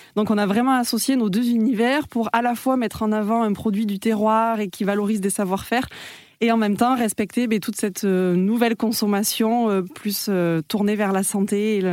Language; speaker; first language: French; native; French